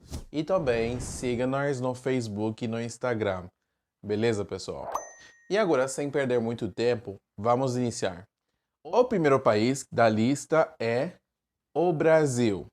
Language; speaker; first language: Portuguese; non-native, fluent; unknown